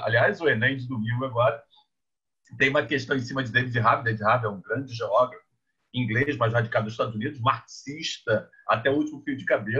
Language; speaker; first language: Portuguese; native; Portuguese